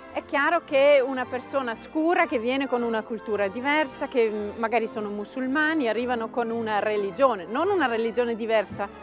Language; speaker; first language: Italian; non-native, fluent; Danish